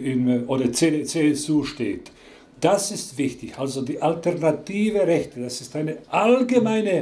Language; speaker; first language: German; non-native, fluent; Croatian